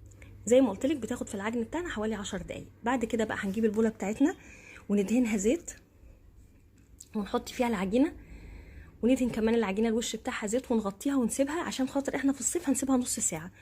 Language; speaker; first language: Arabic; native; Arabic